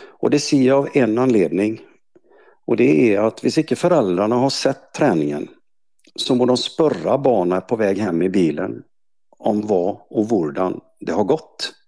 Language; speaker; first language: Swedish; native; Swedish